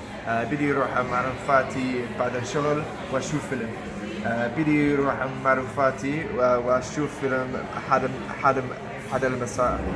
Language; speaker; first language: Arabic; non-native, learner; English